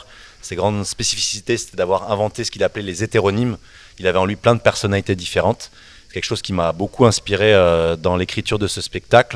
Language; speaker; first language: French; native; French